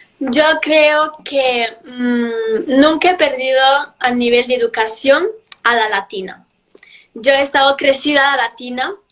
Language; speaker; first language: Spanish; early bilingual, heritage; Italian